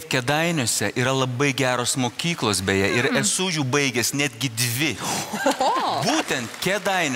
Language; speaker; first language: Lithuanian; native; Lithuanian